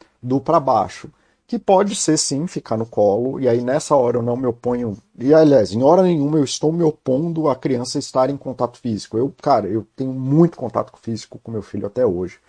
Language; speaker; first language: Portuguese; native; Portuguese